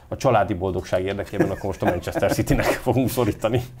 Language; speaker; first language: Hungarian; native; Hungarian